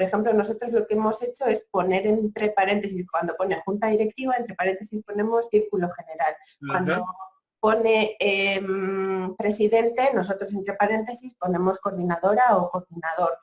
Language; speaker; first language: Spanish; native; Spanish